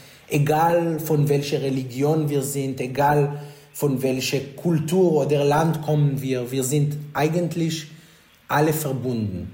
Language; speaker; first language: German; non-native, fluent; Hebrew